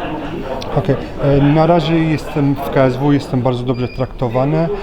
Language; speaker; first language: Polish; non-native, learner; French